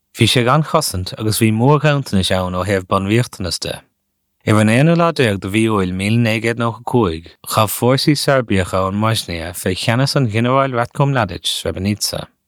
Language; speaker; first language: Irish; native; Irish